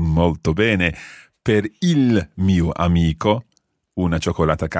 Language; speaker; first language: Italian; non-native, fluent; English